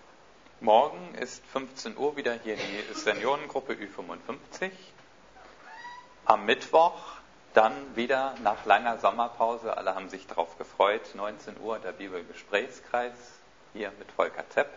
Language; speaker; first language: German; native; German